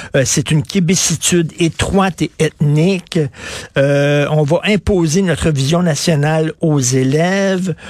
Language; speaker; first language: French; native; French